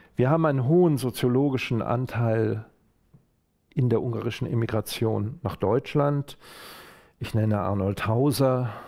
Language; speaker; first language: German; native; German